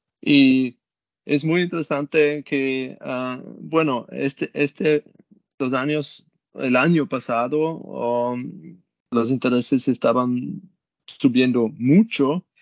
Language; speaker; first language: Spanish; non-native, learner; German